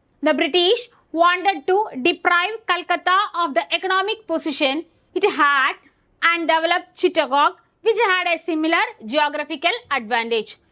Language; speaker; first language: English; non-native, local second language; Malayalam